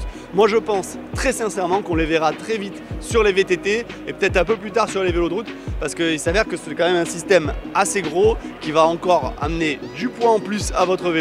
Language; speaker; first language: French; native; French